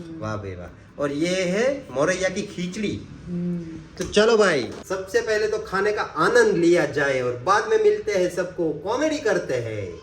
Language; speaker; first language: Hindi; non-native, local second language; Gujarati